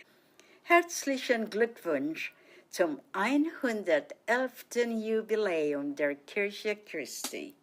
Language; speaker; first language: German; non-native, fluent; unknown